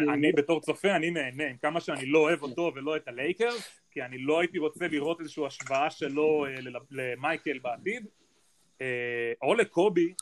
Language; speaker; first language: Hebrew; native; Hebrew